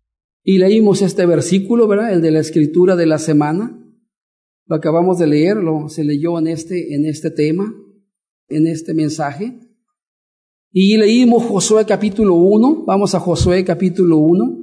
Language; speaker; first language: Spanish; native; Spanish